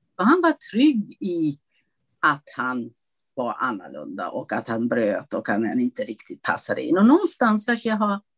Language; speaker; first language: Swedish; non-native, fluent; Italian